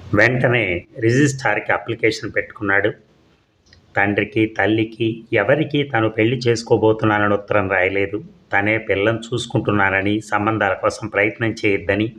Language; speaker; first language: Telugu; native; Telugu